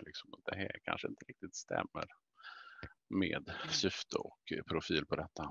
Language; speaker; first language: Swedish; native; Swedish